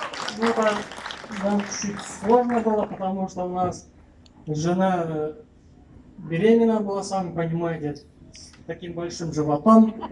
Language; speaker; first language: Russian; non-native, local second language; Kyrgyz